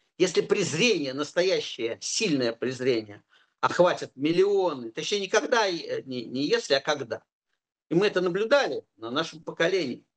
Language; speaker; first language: Russian; native; Russian